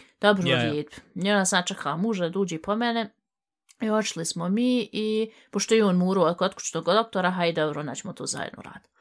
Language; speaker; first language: Bosnian; early bilingual, heritage; Bosnian